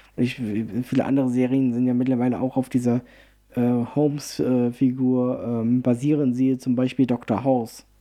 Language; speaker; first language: German; early bilingual, other home language; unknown